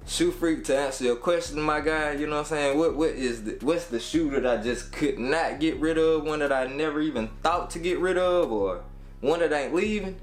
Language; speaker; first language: English; native; English